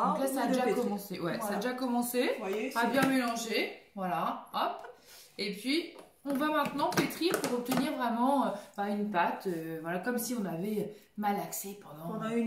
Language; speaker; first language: French; native; French